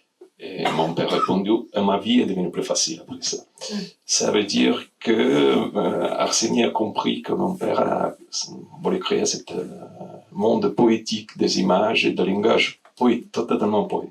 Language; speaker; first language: French; non-native, fluent; Russian